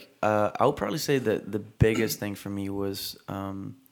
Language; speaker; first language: English; non-native, fluent; Spanish